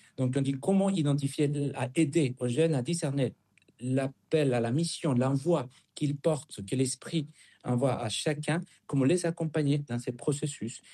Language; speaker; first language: French; non-native, fluent; Spanish